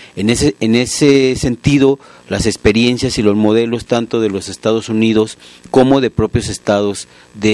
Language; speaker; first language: Spanish; native; Spanish